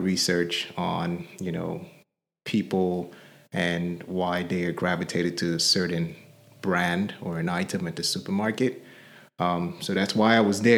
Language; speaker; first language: English; non-native, local second language; Yoruba